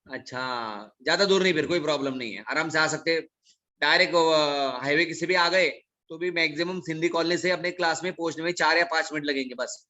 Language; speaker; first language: Hindi; non-native, local second language; Marathi